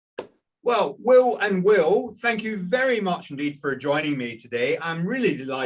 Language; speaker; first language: English; native; English